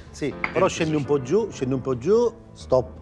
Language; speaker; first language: Italian; native; Italian